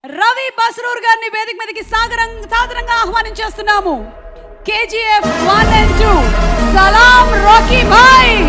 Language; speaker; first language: Telugu; native; Telugu